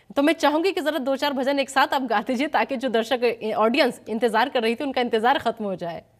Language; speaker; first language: Hindi; native; Hindi